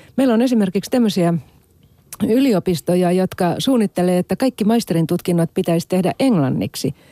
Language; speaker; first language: Finnish; native; Finnish